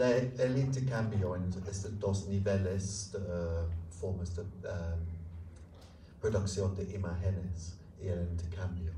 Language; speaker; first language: Spanish; non-native, fluent; English